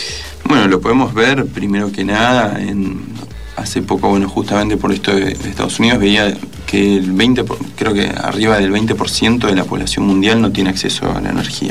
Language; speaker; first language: Spanish; native; Spanish